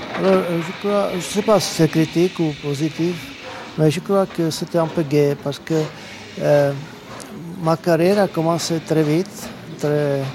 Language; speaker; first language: French; non-native, fluent; Czech